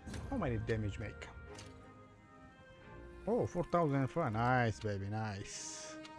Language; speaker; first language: English; non-native, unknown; Romanian